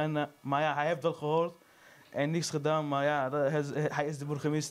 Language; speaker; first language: Dutch; non-native, learner; Arabic